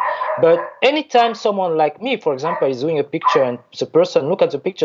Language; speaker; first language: English; non-native, fluent; French